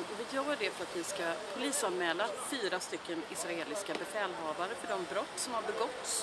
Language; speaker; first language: Swedish; native; Swedish